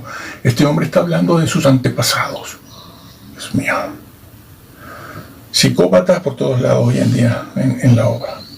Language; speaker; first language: Spanish; native; Spanish